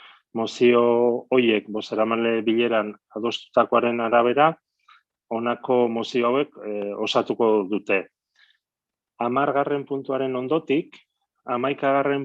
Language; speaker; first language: Basque; native; Basque